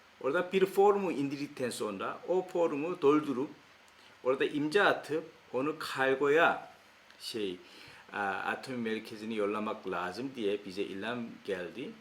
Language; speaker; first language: Turkish; non-native, fluent; Korean